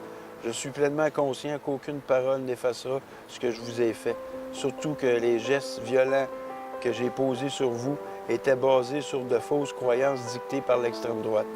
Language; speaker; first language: French; native; French